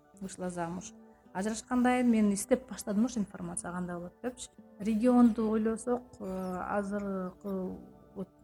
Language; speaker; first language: Kyrgyz; non-native, local second language; Russian